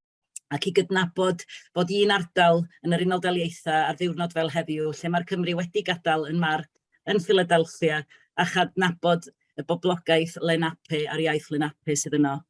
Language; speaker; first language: Welsh; native; Welsh